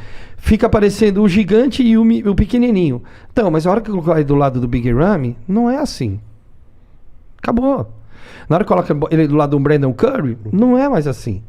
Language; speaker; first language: Portuguese; native; Portuguese